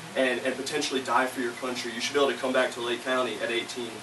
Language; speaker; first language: English; native; English